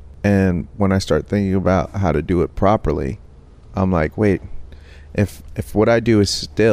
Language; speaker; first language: English; native; English